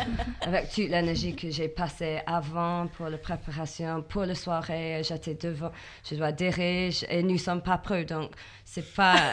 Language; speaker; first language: French; non-native, learner; English